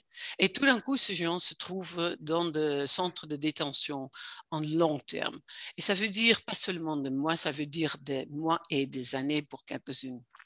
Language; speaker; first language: French; non-native, fluent; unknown